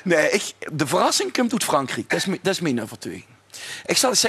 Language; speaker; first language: Dutch; native; Dutch